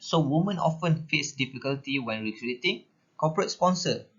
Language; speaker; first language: English; non-native, local second language; Malay